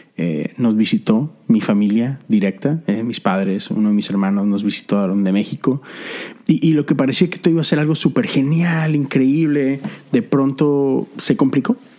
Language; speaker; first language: Spanish; native; Spanish